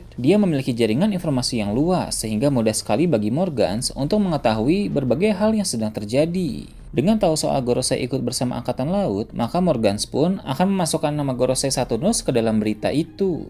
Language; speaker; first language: Indonesian; native; Indonesian